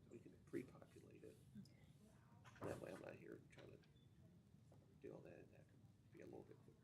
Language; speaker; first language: English; native; English